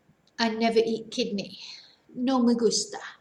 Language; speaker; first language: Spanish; non-native, fluent; English